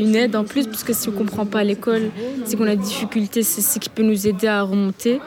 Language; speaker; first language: French; native; French